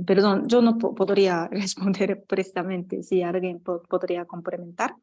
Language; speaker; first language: Spanish; non-native, fluent; Japanese